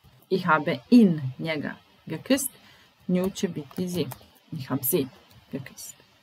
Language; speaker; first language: German; non-native, fluent; Serbian